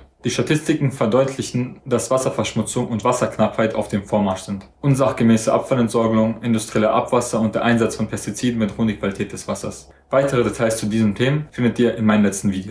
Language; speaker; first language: German; native; German